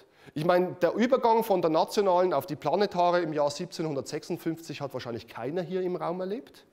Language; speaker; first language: German; native; German